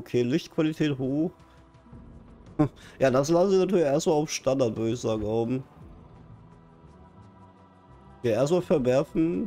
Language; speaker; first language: German; native; German